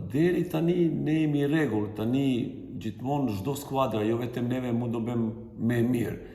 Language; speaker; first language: Albanian; non-native, fluent; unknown